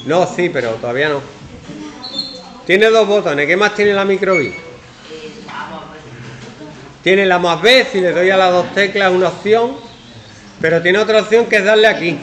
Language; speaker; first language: Spanish; native; Spanish